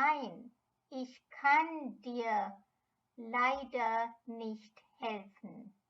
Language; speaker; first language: German; non-native, fluent; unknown